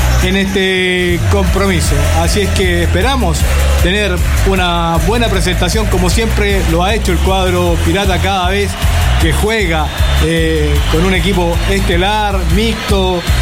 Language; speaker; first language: Spanish; native; Spanish